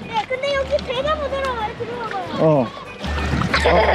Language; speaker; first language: Korean; native; Korean